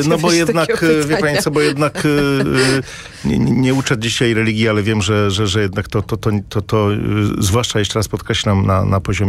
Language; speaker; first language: Polish; native; Polish